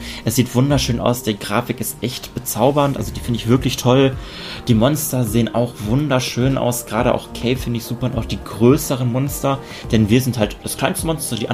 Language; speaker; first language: German; native; German